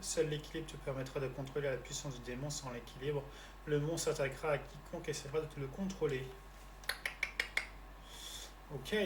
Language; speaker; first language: French; native; French